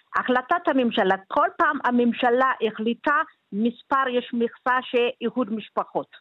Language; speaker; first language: Hebrew; non-native, fluent; Amharic